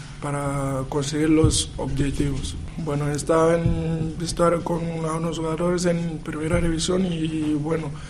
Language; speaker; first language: Spanish; non-native, learner; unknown